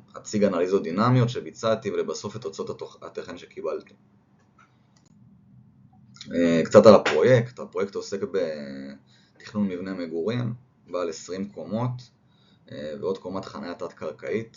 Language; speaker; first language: Hebrew; native; Hebrew